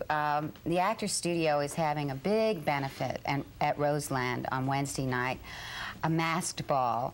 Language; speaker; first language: English; native; English